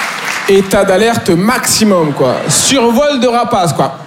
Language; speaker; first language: French; native; French